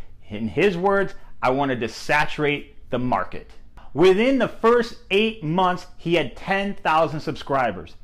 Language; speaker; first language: English; native; English